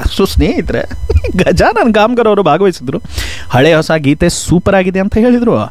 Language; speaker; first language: Kannada; non-native, local second language; Marathi